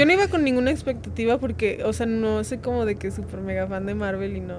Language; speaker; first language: Spanish; native; Spanish